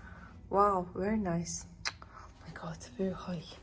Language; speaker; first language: English; non-native, learner; Russian